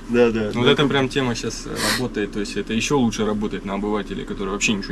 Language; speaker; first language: Russian; native; Russian